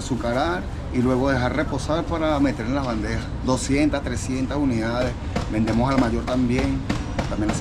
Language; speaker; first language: Spanish; native; Spanish